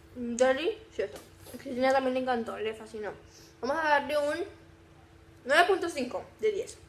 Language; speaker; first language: Spanish; native; Spanish